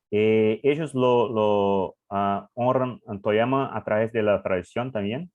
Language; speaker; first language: Spanish; non-native, learner; English